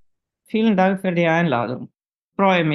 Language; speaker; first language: German; non-native, fluent; Slovenian